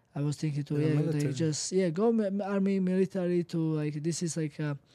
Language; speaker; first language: English; non-native, learner; Georgian